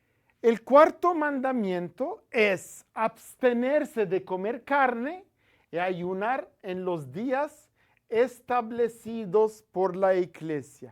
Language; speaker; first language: Spanish; non-native, fluent; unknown